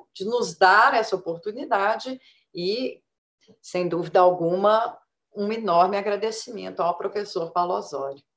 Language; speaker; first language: Portuguese; native; Portuguese